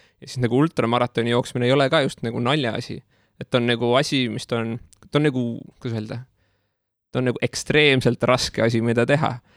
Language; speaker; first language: Estonian; native; Estonian